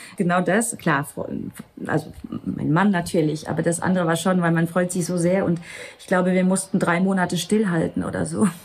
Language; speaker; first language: German; non-native, local second language; Luxembourgish